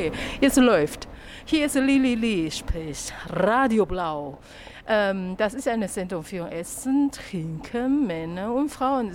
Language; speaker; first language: German; non-native, learner; Chinese